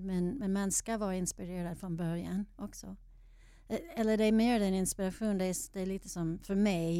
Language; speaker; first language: Swedish; non-native, fluent; English